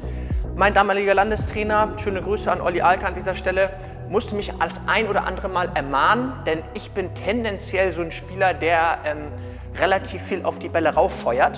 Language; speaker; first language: German; native; German